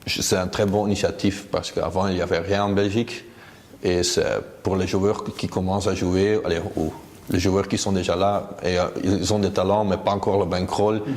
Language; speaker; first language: French; non-native, local second language; Dutch